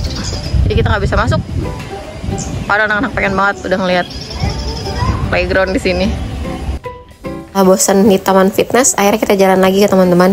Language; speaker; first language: Indonesian; native; Indonesian